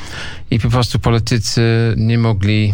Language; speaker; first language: Polish; non-native, fluent; English